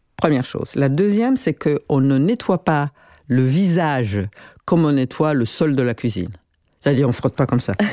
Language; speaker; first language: French; non-native, local second language; Rundi